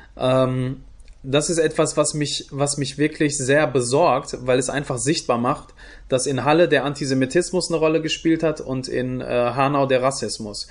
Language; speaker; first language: German; early bilingual, other home language; Turkish